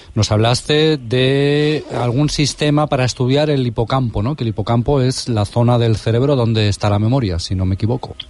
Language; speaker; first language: Spanish; non-native, local second language; Catalan